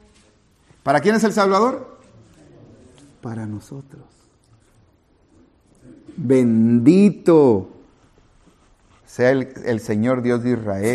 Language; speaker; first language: Spanish; native; Spanish